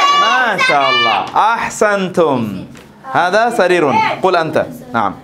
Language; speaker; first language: Arabic; non-native, fluent; Bangla